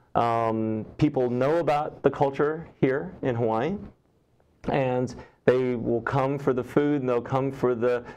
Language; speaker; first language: English; native; English